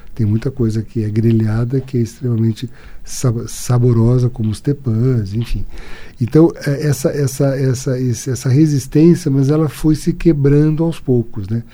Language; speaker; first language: Portuguese; native; Portuguese